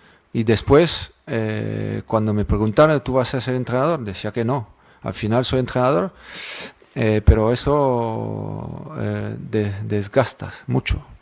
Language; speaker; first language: Spanish; non-native, fluent; French